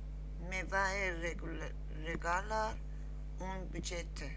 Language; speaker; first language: Spanish; non-native, learner; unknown